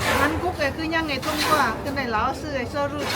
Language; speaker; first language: Korean; non-native, learner; Lao